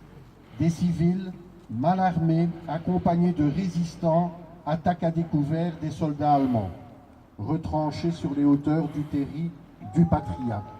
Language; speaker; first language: French; native; French